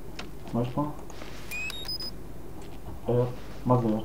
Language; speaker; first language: Hebrew; non-native, fluent; Russian